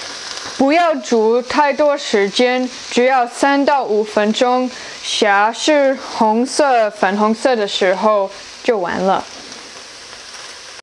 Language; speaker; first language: Chinese; non-native, learner; English